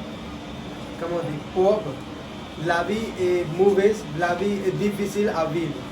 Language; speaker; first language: French; non-native, learner; Hindi